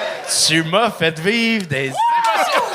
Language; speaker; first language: French; native; French